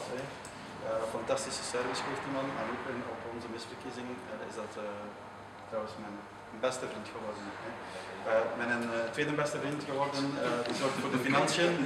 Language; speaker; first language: Dutch; native; Dutch